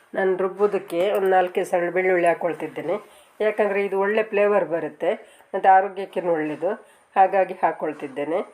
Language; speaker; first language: Kannada; non-native, local second language; Tulu